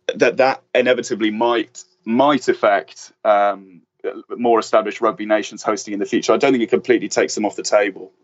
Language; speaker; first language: English; native; English